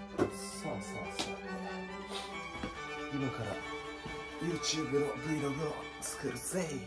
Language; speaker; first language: Japanese; native; Japanese